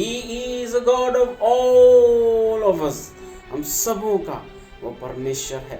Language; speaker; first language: Hindi; native; Hindi